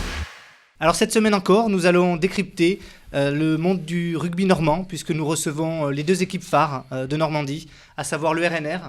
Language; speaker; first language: French; native; French